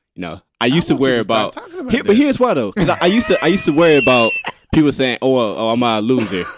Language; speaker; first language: English; native; English